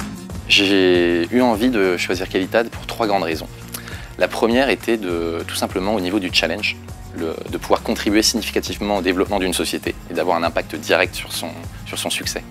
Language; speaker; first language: French; native; French